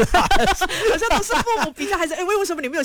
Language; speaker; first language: Chinese; native; Chinese